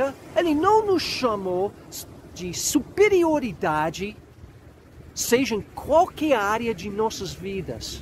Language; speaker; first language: Portuguese; non-native, fluent; English